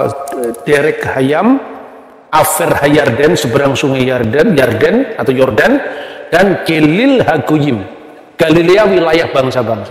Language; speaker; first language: Indonesian; native; Indonesian